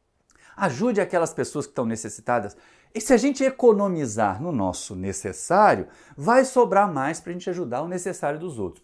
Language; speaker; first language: Portuguese; native; Portuguese